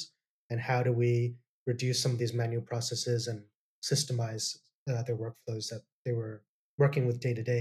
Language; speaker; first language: English; non-native, local second language; Cantonese